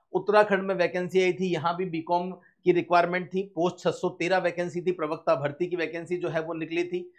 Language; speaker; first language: Hindi; native; Hindi